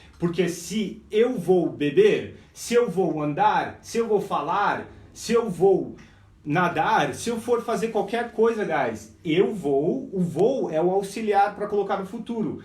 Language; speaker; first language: Portuguese; non-native, fluent; English